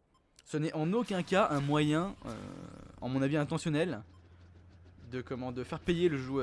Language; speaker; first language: French; native; French